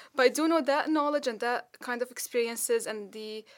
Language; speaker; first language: English; non-native, fluent; Arabic